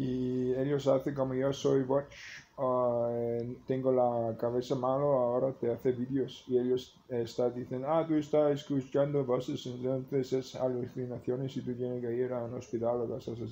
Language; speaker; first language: Spanish; non-native, learner; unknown